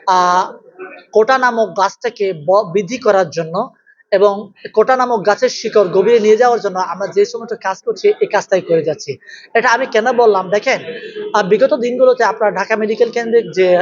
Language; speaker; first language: Bangla; non-native, local second language; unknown